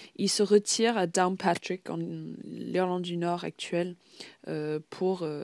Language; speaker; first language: French; non-native, fluent; English